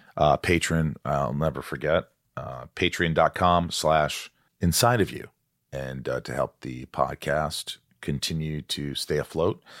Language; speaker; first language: English; native; English